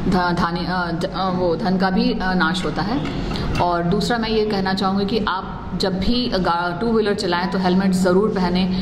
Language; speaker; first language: Hindi; native; Hindi